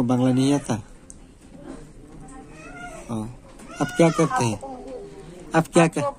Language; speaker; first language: Hindi; non-native, learner; Bangla